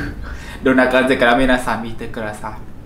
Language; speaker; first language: Japanese; non-native, learner; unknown